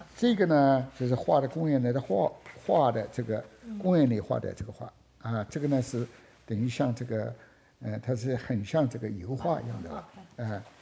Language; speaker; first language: Chinese; native; Chinese